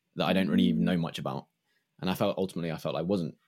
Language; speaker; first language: English; native; English